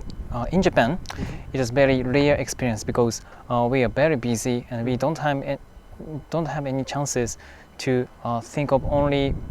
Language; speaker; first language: English; non-native, fluent; Japanese